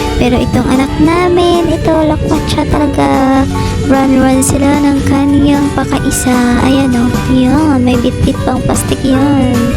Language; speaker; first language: Filipino; non-native, local second language; Hiligaynon